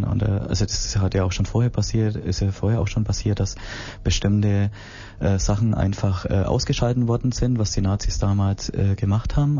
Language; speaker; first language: German; native; German